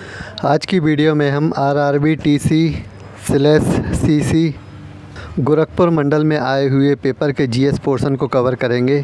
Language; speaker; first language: Hindi; native; Hindi